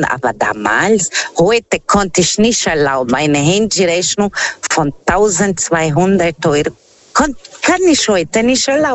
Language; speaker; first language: German; non-native, fluent; Portuguese